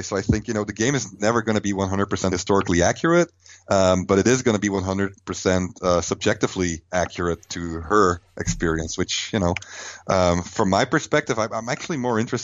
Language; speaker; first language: English; non-native, fluent; Dutch